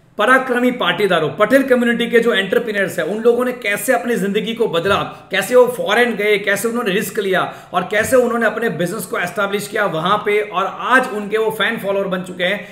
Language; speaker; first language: Hindi; non-native, local second language; Gujarati